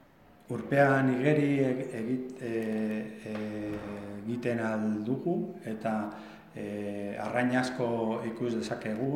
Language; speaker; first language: Basque; non-native, learner; Spanish